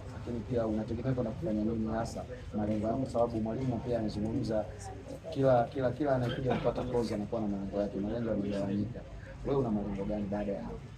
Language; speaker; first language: Swahili; native; Swahili